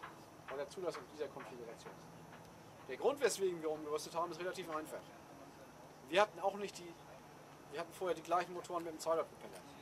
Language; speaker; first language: German; native; German